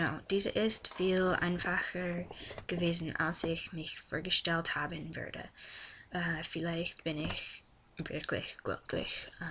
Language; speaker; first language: German; non-native, learner; English